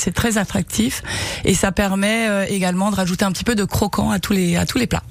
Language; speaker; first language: French; early bilingual, heritage; Japanese